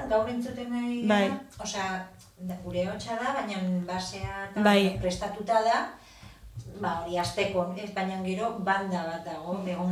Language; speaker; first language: Basque; non-native, local second language; Spanish